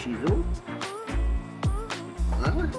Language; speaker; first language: French; native; French